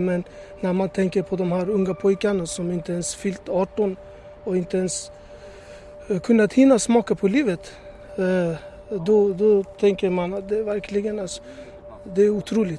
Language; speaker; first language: Swedish; early bilingual, other home language; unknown